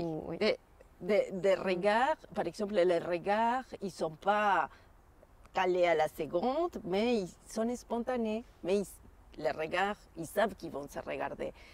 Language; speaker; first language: French; non-native, fluent; Spanish